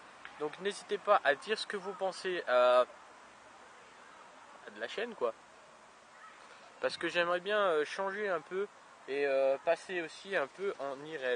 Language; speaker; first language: French; native; French